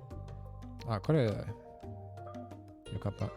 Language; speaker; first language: Japanese; non-native, learner; German